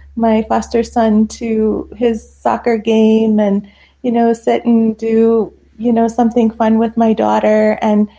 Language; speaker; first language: English; non-native, fluent; Persian